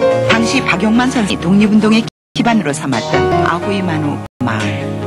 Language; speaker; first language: Korean; native; Korean